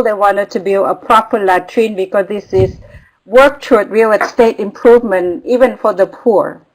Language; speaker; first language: English; non-native, fluent; Vietnamese